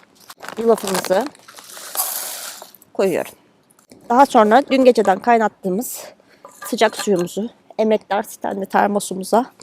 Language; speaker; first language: Turkish; native; Turkish